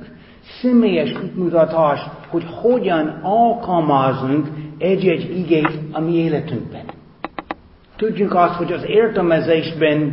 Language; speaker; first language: Hungarian; non-native, fluent; English